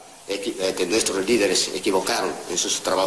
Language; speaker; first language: Spanish; non-native, fluent; Korean